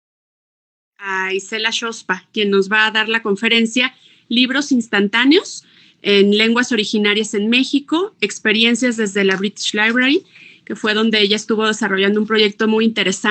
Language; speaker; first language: Spanish; native; Spanish